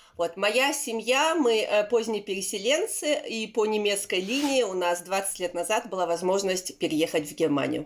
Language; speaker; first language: Russian; native; Russian